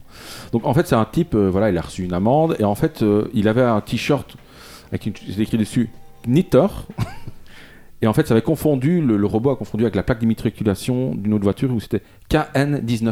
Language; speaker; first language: French; native; French